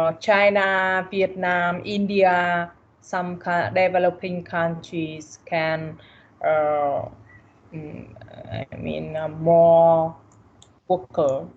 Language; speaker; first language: English; non-native, learner; Vietnamese